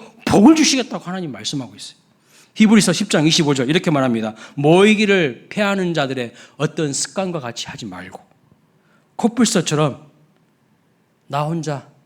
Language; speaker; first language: Korean; native; Korean